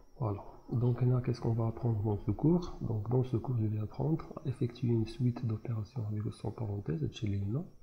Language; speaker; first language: French; non-native, local second language; Arabic